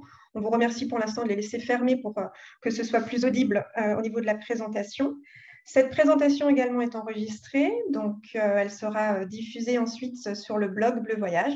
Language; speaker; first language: French; native; French